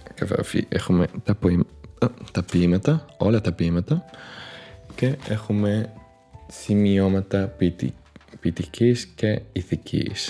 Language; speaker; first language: Greek; non-native, fluent; Spanish